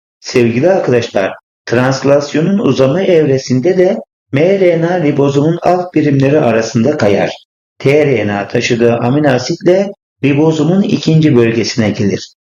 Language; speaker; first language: Turkish; native; Turkish